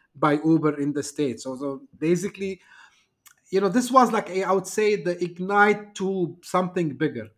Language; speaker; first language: English; non-native, fluent; Turkish